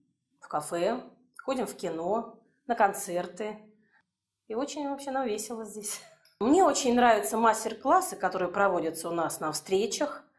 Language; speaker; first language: Russian; native; Russian